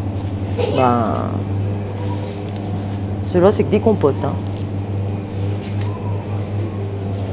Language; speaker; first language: French; native; French